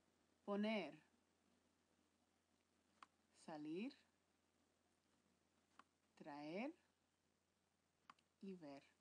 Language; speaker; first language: Spanish; non-native, fluent; English